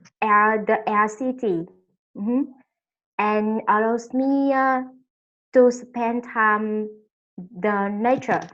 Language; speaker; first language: English; non-native, learner; Vietnamese